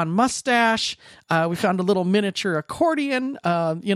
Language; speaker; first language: English; native; English